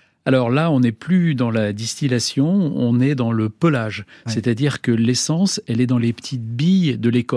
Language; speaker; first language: French; native; French